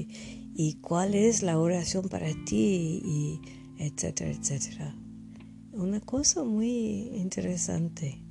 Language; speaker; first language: Spanish; non-native, fluent; French